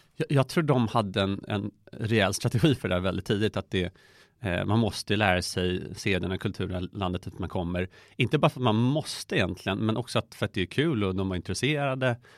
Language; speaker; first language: Swedish; early bilingual, other home language; Persian